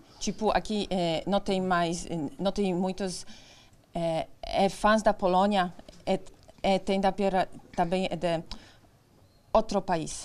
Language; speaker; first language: Portuguese; non-native, learner; Polish